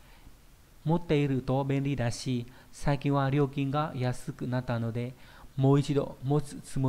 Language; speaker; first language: Japanese; non-native, fluent; Vietnamese